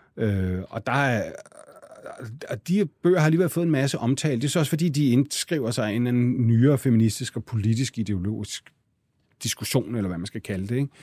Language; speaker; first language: Danish; native; Danish